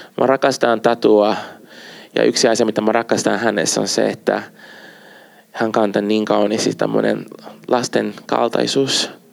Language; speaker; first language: Finnish; non-native, fluent; Portuguese